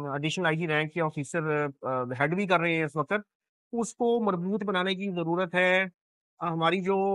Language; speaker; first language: Urdu; non-native, local second language; Punjabi